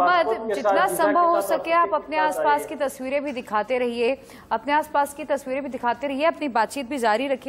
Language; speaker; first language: Hindi; native; Hindi